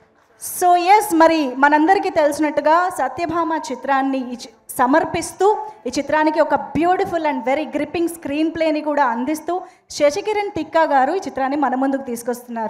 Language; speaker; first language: Telugu; native; Telugu